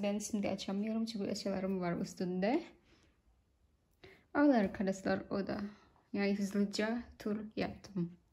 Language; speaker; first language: Turkish; non-native, learner; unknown